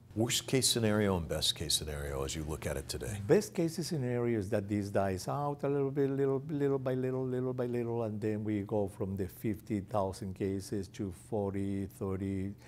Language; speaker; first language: English; non-native, fluent; Spanish